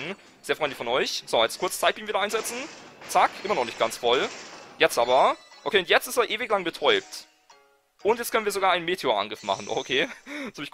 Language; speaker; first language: German; native; German